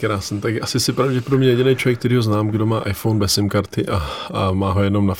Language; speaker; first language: Czech; native; Czech